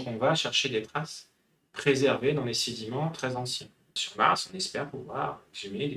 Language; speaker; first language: French; native; French